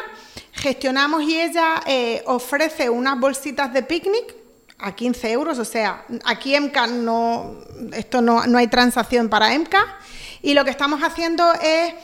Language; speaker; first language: Spanish; native; Spanish